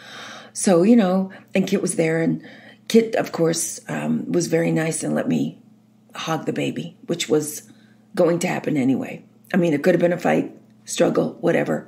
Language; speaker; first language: English; native; English